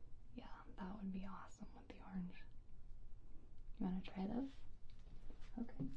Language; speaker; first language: English; native; English